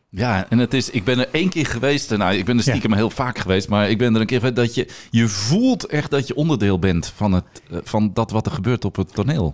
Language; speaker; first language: Dutch; native; Dutch